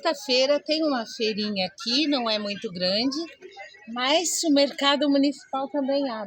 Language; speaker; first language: Portuguese; native; Portuguese